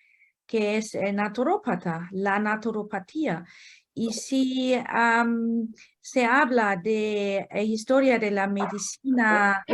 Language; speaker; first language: Spanish; non-native, fluent; German